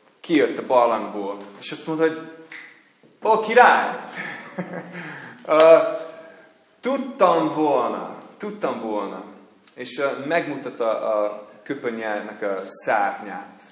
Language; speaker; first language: Hungarian; non-native, fluent; English